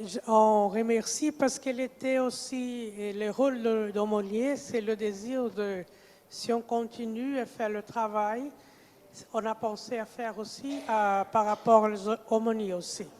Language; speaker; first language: French; non-native, fluent; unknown